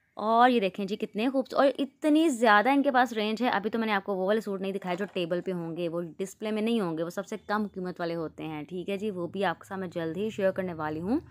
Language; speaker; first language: Hindi; native; Hindi